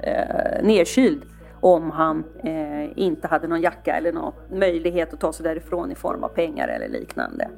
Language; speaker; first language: Swedish; native; Swedish